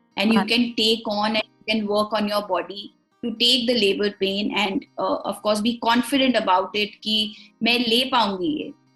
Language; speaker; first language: English; non-native, local second language; Hindi